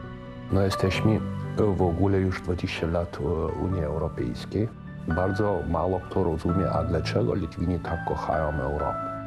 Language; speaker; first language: Polish; non-native, fluent; Lithuanian